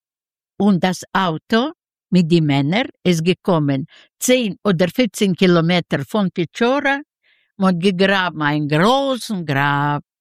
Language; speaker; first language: German; non-native, learner; Yiddish